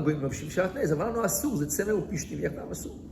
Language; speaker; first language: Hebrew; non-native, fluent; French